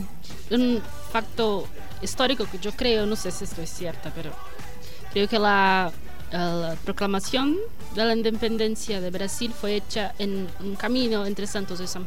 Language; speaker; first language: Spanish; non-native, learner; Portuguese